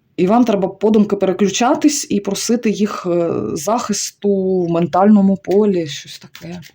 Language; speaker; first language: Ukrainian; non-native, local second language; Russian